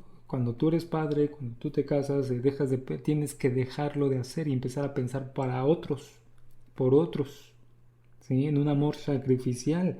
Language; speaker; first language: Spanish; native; Spanish